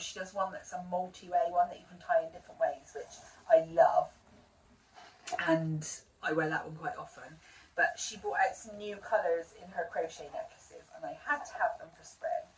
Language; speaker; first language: English; native; English